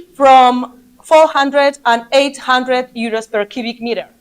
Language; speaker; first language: English; non-native, fluent; Basque